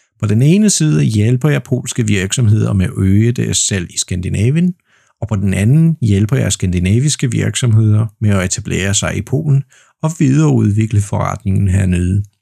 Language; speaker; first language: Danish; non-native, fluent; Polish